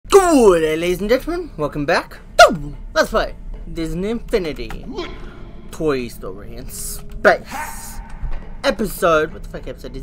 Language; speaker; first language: English; native; English